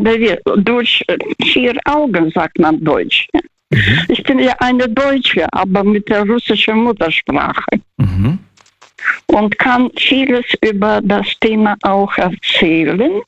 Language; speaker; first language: German; non-native, fluent; Russian